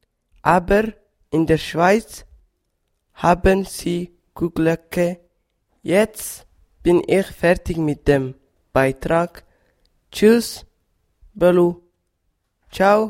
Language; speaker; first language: German; non-native, learner; Tigrinya